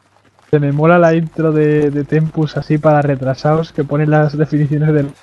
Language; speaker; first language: Spanish; native; Spanish